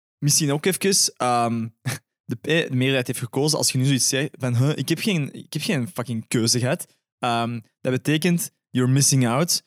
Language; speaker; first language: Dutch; native; Dutch